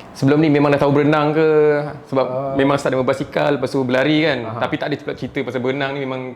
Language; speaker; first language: Malay; native; Malay